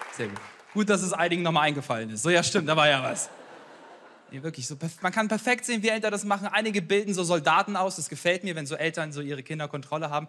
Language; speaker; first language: German; early bilingual, other home language; Ukrainian